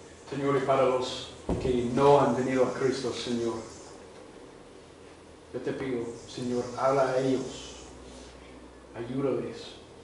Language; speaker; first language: Spanish; non-native, fluent; English